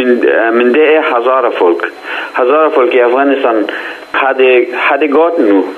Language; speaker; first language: Danish; non-native, fluent; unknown